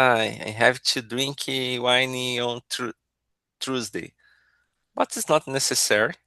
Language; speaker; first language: English; non-native, learner; Portuguese